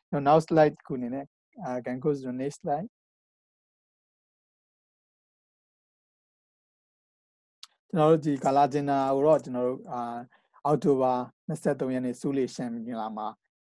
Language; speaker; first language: English; non-native, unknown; Burmese